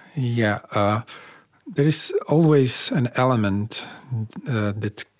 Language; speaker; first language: English; non-native, fluent; Slovak